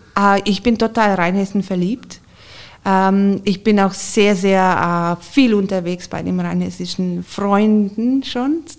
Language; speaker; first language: German; non-native, fluent; Hungarian